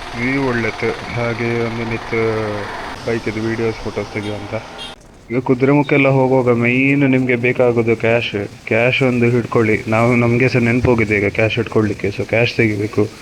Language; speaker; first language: Kannada; non-native, local second language; Tulu